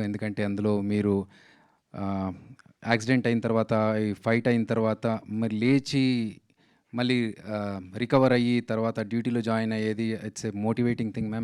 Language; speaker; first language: Telugu; native; Telugu